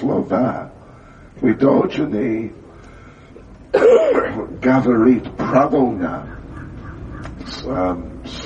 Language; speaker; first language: Russian; non-native, learner; English